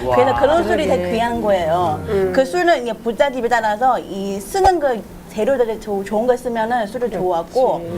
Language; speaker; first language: Korean; non-native, fluent; Chinese